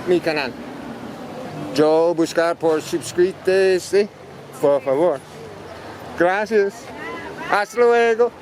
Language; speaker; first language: Spanish; non-native, learner; English